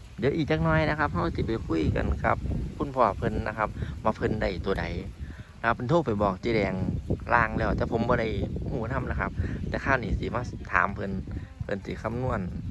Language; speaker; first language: Thai; native; Thai